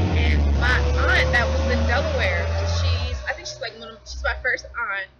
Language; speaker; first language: English; native; English